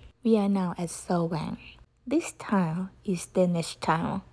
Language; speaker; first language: English; non-native, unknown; Thai